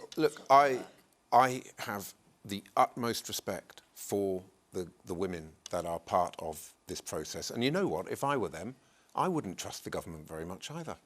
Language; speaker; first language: English; native; English